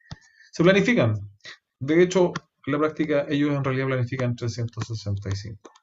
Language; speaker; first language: Spanish; native; Spanish